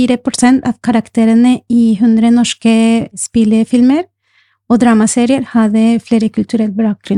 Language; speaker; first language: Norwegian; non-native, fluent; Spanish